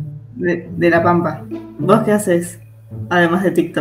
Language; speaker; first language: Spanish; native; Spanish